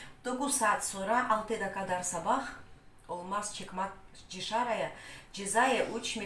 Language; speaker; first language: Turkish; non-native, learner; Russian